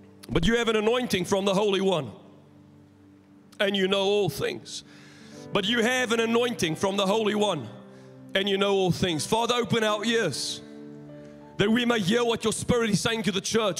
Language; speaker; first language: English; non-native, local second language; Afrikaans